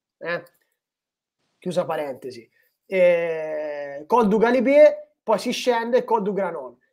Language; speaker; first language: Italian; native; Italian